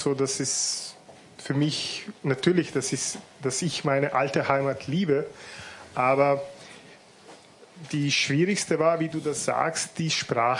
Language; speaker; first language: German; non-native, fluent; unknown